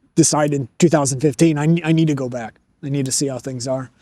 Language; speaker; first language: English; native; English